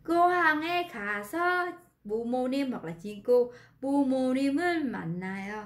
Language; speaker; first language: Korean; non-native, fluent; Vietnamese